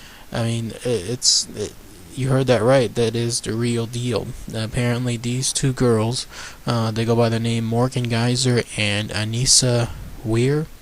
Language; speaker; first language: English; native; English